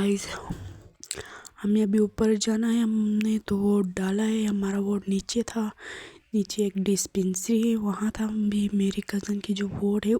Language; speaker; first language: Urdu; non-native, local second language; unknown